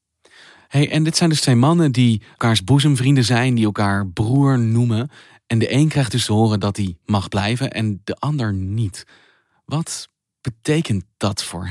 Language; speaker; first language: Dutch; native; Dutch